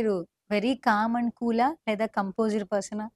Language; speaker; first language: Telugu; native; Telugu